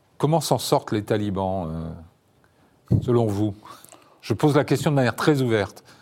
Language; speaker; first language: French; native; French